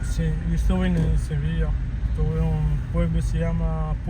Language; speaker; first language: Spanish; non-native, fluent; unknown